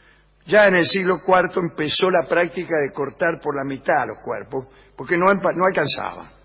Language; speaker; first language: Spanish; native; Spanish